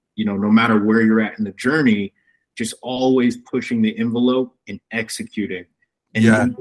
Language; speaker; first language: English; native; English